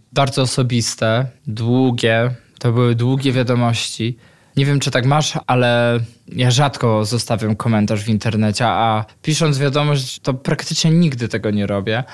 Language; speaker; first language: Polish; native; Polish